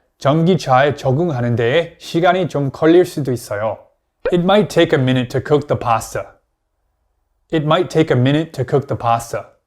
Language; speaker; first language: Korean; non-native, fluent; English